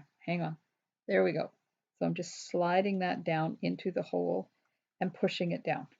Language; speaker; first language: English; native; English